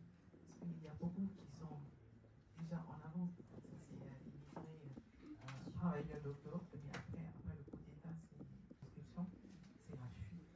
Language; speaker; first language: French; non-native, fluent; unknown